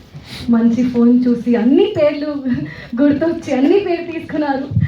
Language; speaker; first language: Telugu; non-native, local second language; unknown